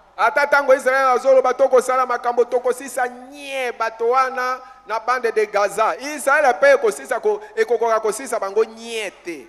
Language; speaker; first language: Lingala; native; Lingala